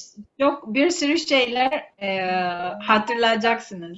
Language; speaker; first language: Turkish; non-native, fluent; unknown